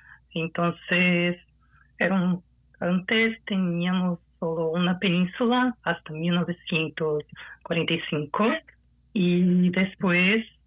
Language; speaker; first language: Spanish; non-native, fluent; Portuguese